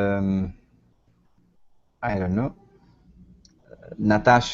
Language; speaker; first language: English; non-native, learner; Italian